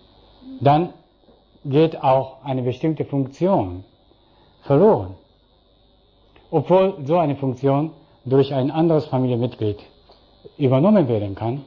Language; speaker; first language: German; non-native, fluent; Japanese